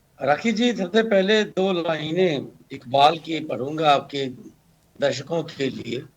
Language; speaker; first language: Hindi; native; Hindi